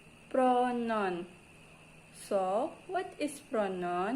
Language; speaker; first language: English; non-native, learner; Indonesian